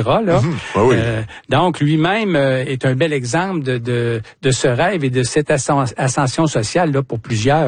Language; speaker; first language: French; native; French